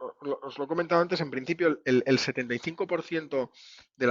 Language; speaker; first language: Spanish; native; Spanish